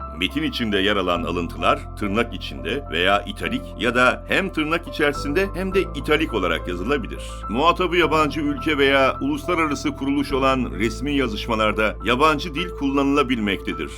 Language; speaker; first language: Turkish; native; Turkish